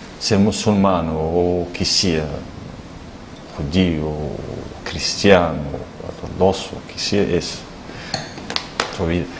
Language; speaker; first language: Spanish; non-native, learner; Arabic